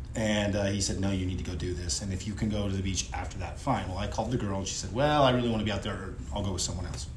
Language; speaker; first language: English; native; English